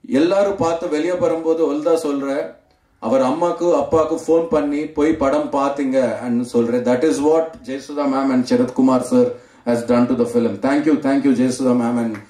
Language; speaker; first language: Tamil; non-native, learner; Telugu